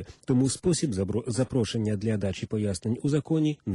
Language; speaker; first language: Ukrainian; native; Ukrainian